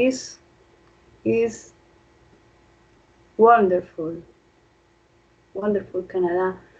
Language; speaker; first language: English; non-native, fluent; Spanish